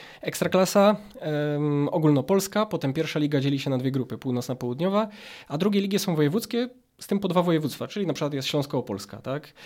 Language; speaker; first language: Polish; native; Polish